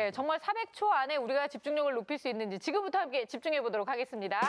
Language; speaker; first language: Korean; native; Korean